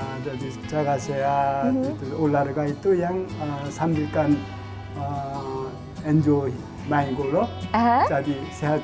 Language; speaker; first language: Indonesian; non-native, fluent; Korean